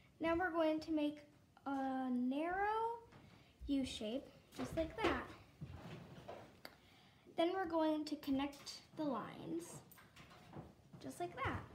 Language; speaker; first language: English; native; English